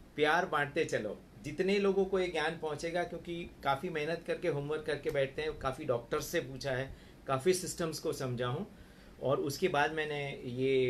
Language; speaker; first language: Hindi; non-native, local second language; Gujarati